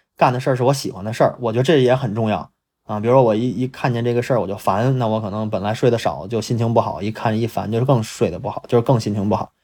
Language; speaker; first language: Chinese; native; Chinese